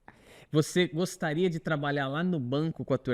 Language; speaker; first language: Portuguese; native; Portuguese